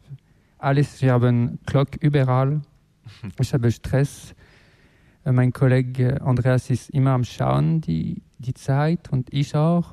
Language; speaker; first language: German; non-native, learner; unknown